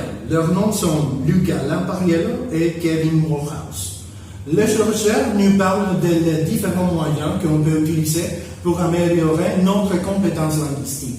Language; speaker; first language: French; non-native, learner; Spanish